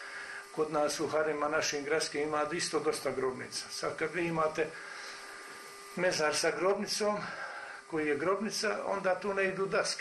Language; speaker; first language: Croatian; native; Croatian